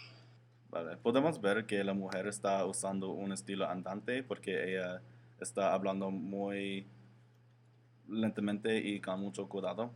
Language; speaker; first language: Spanish; non-native, learner; English